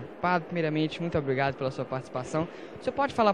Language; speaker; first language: Portuguese; native; Portuguese